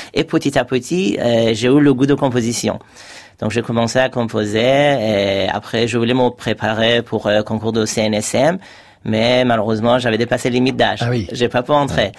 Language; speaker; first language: French; non-native, fluent; Persian